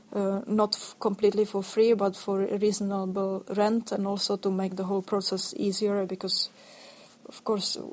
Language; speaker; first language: English; non-native, fluent; Czech